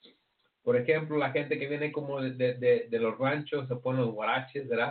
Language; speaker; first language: Spanish; early bilingual, heritage; Spanish